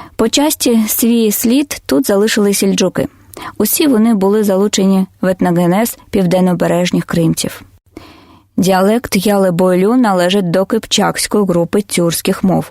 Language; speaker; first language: Ukrainian; non-native, local second language; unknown